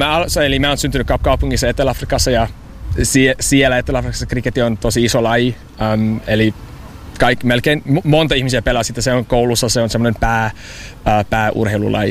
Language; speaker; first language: Finnish; non-native, fluent; English